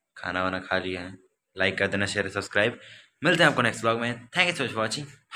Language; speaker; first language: Hindi; native; Hindi